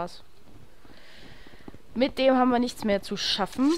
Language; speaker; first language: German; native; German